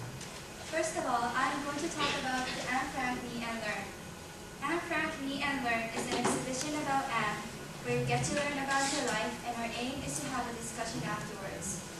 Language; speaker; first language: English; non-native, learner; Japanese